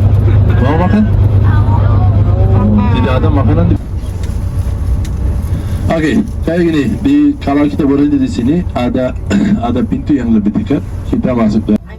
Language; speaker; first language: Indonesian; non-native, learner; Turkish